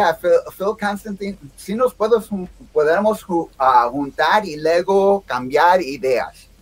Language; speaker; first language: Spanish; early bilingual, heritage; Spanish